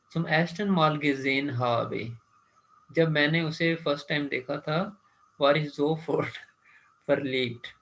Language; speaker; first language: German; non-native, fluent; Urdu